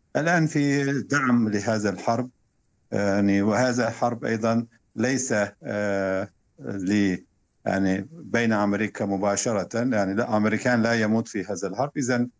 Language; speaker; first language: Arabic; non-native, fluent; Turkish